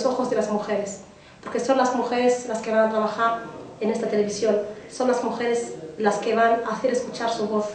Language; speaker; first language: Spanish; non-native, fluent; Arabic